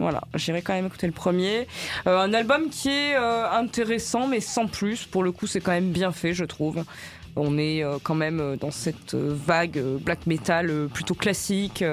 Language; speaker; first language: French; native; French